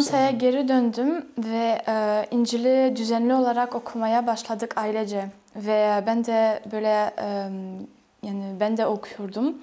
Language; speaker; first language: Turkish; non-native, fluent; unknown